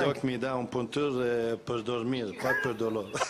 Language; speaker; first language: French; non-native, learner; Swedish